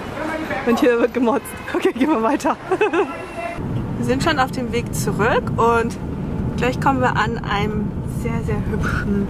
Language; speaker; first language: German; native; German